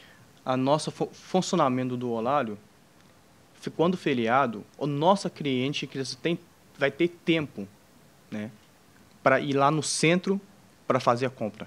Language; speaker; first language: Portuguese; non-native, fluent; Chinese